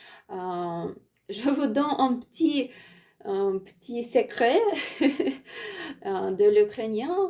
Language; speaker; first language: French; non-native, learner; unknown